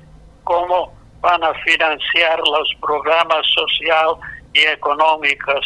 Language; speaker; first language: Spanish; non-native, fluent; English